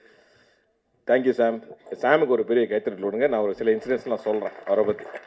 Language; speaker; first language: Tamil; native; Tamil